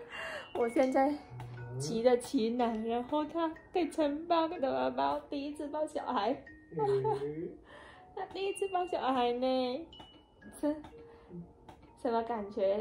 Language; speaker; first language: Chinese; non-native, fluent; Vietnamese